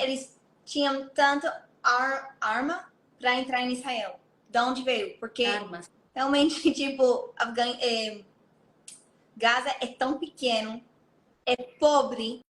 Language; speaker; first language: Portuguese; non-native, fluent; Hebrew